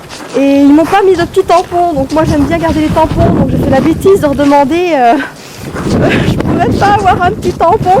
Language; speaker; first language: French; native; French